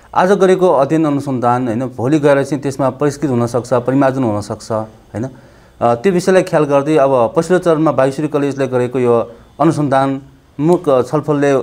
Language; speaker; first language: Nepali; native; Nepali